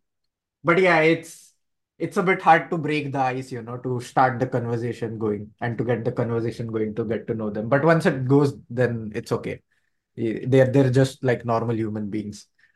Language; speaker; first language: English; non-native, local second language; Marathi